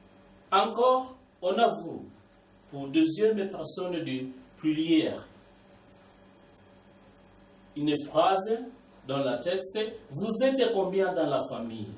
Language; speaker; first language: French; non-native, learner; Swahili